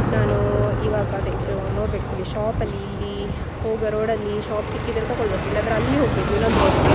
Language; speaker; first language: Kannada; non-native, local second language; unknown